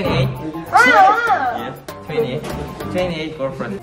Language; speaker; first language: English; non-native, learner; Korean